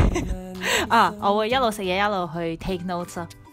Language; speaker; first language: Cantonese; early bilingual, heritage; Cantonese